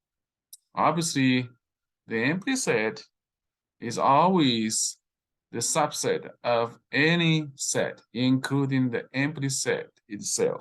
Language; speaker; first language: English; non-native, fluent; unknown